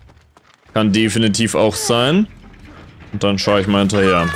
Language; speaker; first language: German; native; German